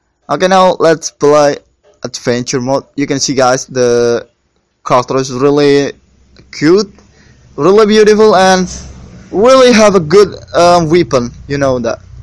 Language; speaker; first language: English; non-native, learner; Indonesian